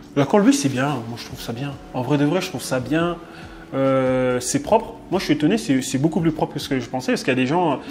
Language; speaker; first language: French; native; French